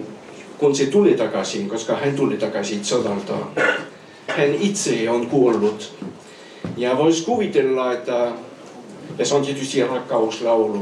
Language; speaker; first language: Finnish; non-native, fluent; French